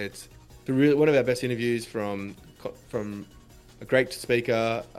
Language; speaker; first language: English; native; English